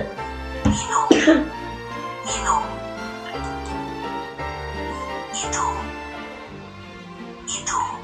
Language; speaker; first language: Indonesian; non-native, learner; German